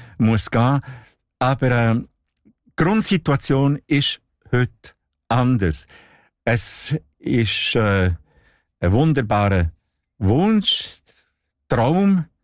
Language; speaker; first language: German; non-native, local second language; Italian